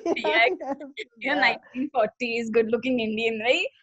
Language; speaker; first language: English; non-native, local second language; Gujarati